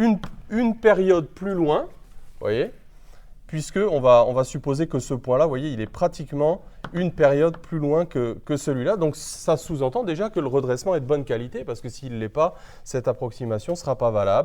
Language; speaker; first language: French; native; French